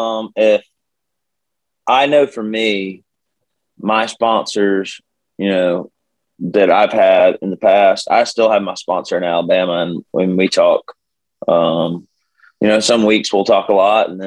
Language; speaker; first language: English; native; English